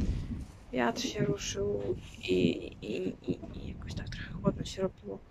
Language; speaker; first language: Polish; native; Polish